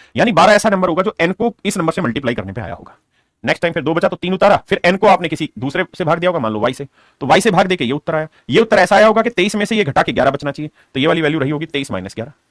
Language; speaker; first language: Hindi; native; Hindi